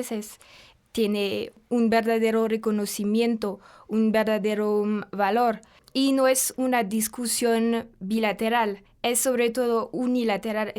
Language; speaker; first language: Spanish; non-native, fluent; French